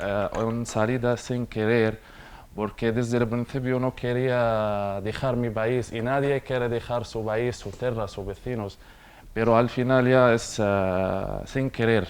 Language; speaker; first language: Spanish; non-native, learner; Arabic